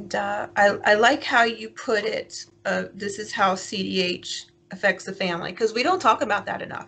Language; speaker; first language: English; native; English